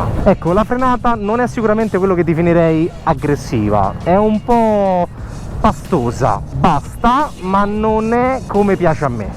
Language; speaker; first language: Italian; native; Italian